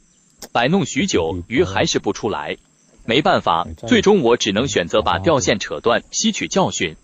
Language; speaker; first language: Chinese; native; Chinese